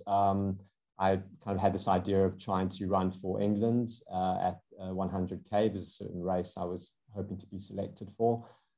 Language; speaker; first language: English; native; English